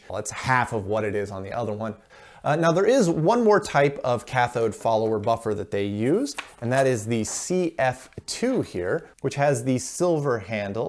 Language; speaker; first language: English; native; English